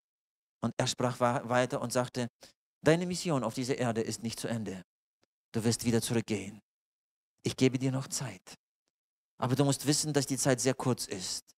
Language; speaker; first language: German; non-native, fluent; Russian